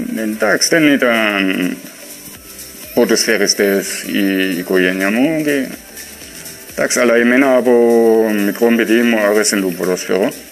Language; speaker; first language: Greek; non-native, fluent; German